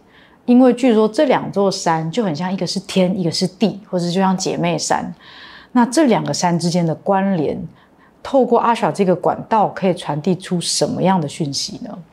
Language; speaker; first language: Chinese; native; Chinese